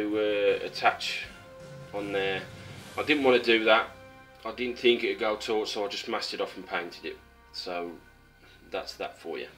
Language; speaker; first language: English; native; English